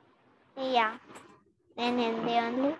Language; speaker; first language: English; non-native, learner; Hindi